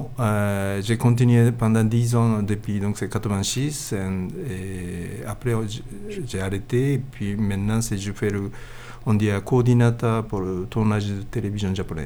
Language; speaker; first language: French; non-native, learner; Japanese